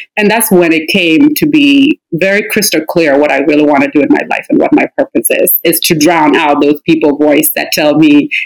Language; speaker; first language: English; non-native, fluent; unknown